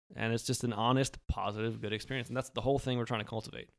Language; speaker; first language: English; early bilingual, other home language; Polish